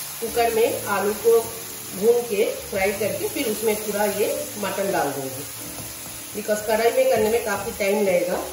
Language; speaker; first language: Hindi; non-native, local second language; Bangla